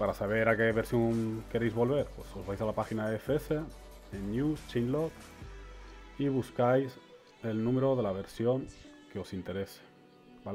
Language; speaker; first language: Spanish; native; Spanish